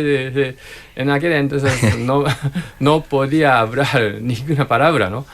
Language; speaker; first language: Spanish; non-native, learner; Japanese